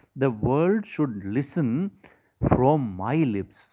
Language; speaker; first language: English; non-native, local second language; Hindi